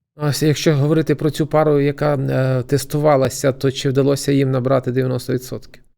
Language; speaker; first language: Ukrainian; native; Ukrainian